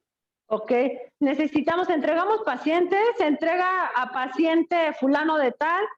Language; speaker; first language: Spanish; native; Spanish